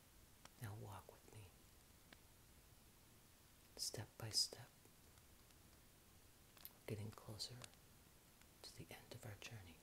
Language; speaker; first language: English; native; English